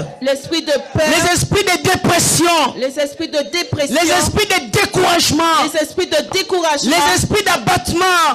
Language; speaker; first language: French; non-native, local second language; Lingala